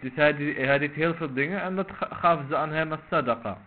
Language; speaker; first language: Dutch; non-native, local second language; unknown